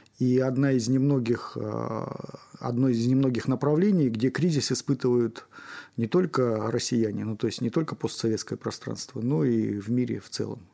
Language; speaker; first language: Russian; native; Russian